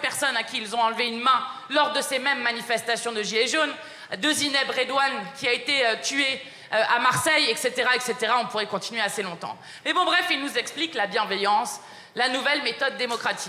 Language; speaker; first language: French; native; French